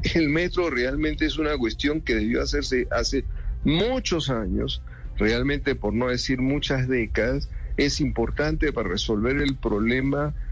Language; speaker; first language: Spanish; native; Spanish